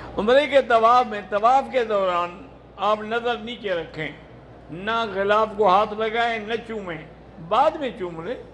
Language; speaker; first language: Urdu; early bilingual, heritage; Urdu